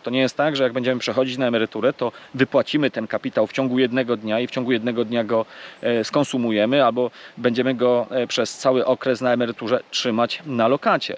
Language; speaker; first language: Polish; native; Polish